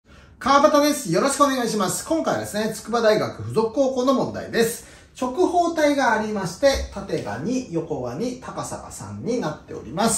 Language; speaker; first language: Japanese; native; Japanese